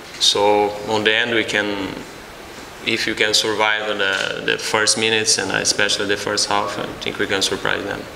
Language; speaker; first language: English; non-native, fluent; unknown